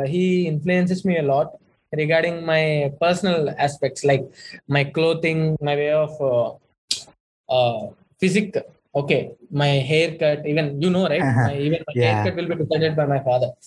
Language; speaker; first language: English; non-native, local second language; Telugu